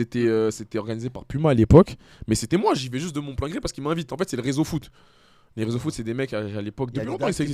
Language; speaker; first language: French; native; French